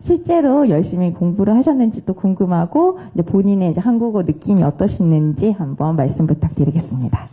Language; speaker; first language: Korean; native; Korean